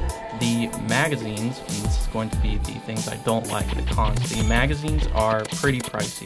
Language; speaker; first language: English; native; English